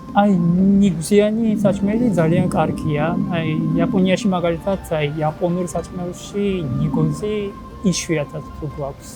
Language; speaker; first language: Georgian; non-native, fluent; Japanese